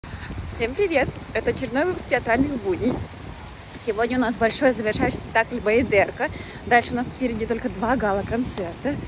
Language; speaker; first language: Russian; native; Russian